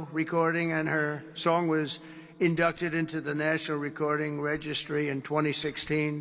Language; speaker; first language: English; native; English